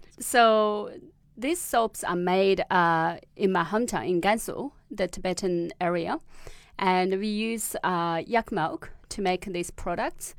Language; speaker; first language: English; non-native, fluent; Tibetan